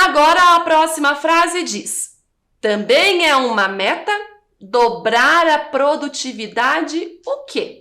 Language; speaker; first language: Portuguese; native; Portuguese